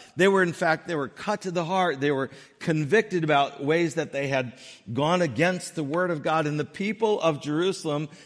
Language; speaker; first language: English; native; English